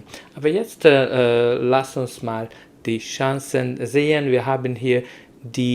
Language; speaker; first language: German; non-native, learner; Hungarian